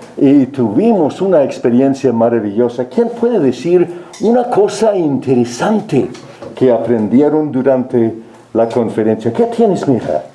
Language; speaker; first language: Spanish; non-native, fluent; English